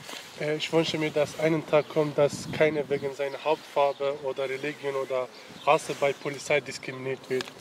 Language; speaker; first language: German; non-native, learner; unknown